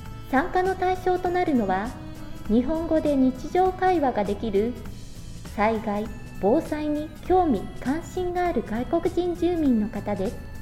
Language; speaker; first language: Japanese; native; Japanese